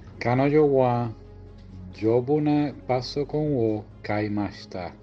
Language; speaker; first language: Japanese; non-native, learner; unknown